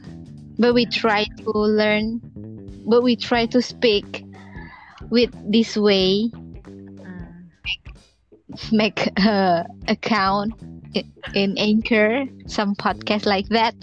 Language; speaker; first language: English; non-native, learner; Indonesian